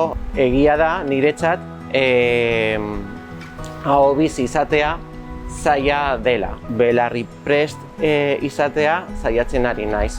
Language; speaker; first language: Basque; non-native, local second language; Spanish